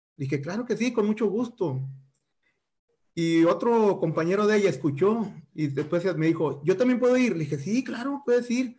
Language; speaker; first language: Spanish; native; Spanish